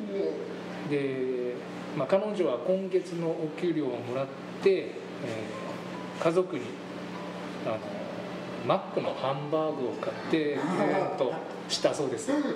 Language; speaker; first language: Japanese; native; Japanese